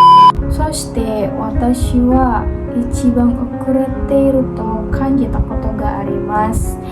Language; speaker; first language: Japanese; non-native, learner; Indonesian